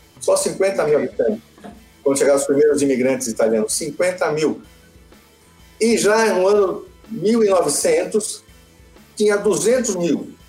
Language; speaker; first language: Portuguese; early bilingual, other home language; Italian